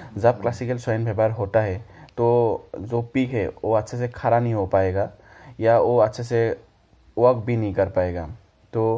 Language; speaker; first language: Hindi; non-native, local second language; Assamese